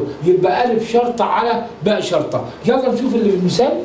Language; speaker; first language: Arabic; native; Arabic